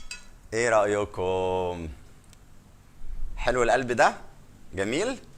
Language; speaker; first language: Arabic; native; Arabic